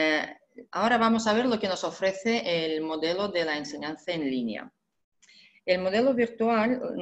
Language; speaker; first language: Spanish; non-native, fluent; Russian